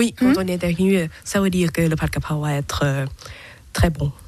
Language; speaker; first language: French; non-native, learner; Thai